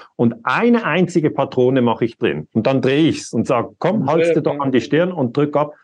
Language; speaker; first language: German; native; German